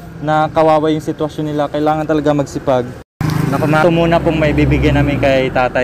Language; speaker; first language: Filipino; native; Filipino